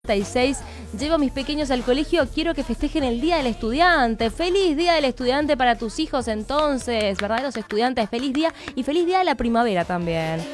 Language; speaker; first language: Spanish; native; Spanish